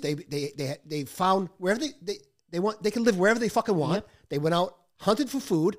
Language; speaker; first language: English; native; English